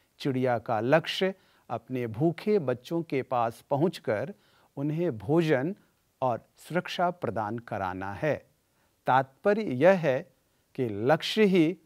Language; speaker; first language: Hindi; native; Hindi